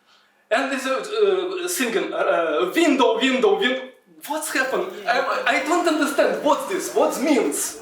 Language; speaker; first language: English; non-native, learner; Russian